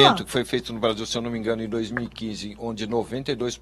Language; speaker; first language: Portuguese; native; Portuguese